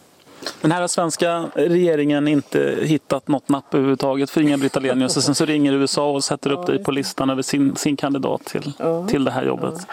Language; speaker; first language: Swedish; native; Swedish